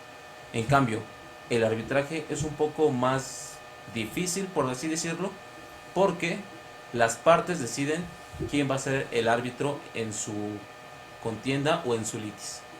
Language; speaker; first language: Spanish; native; Spanish